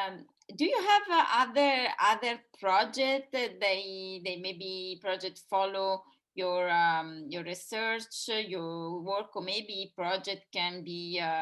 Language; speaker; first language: English; non-native, fluent; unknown